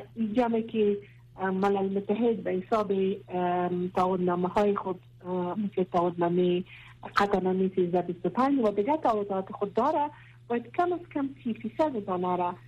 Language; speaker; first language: Persian; non-native, local second language; Pashto